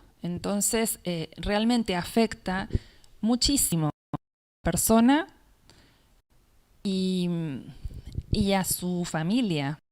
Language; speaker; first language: Spanish; native; Spanish